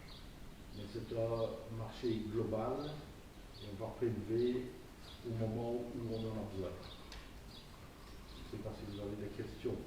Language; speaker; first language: French; native; French